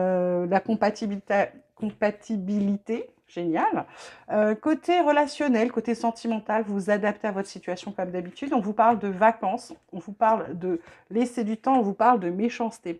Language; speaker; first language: French; native; French